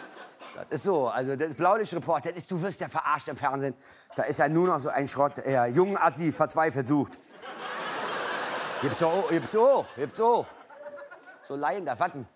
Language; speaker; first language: German; native; German